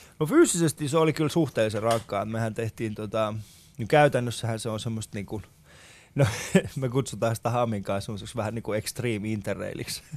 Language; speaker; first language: Finnish; early bilingual, other home language; Persian